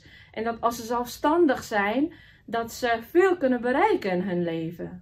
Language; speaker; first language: Dutch; non-native, fluent; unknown